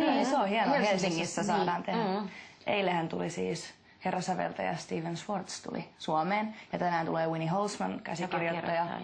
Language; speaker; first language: Finnish; native; Finnish